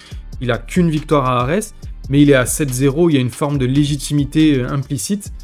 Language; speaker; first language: French; native; French